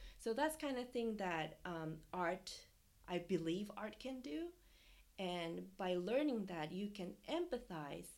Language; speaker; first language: English; non-native, fluent; Japanese